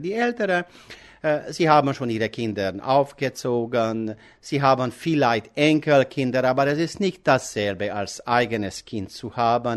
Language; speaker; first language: German; non-native, fluent; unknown